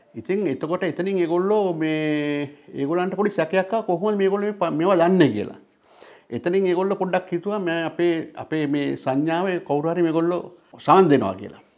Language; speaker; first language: Sinhala; non-native, local second language; Tamil